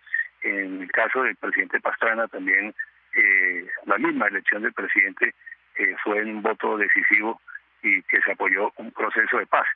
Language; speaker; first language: Spanish; native; Spanish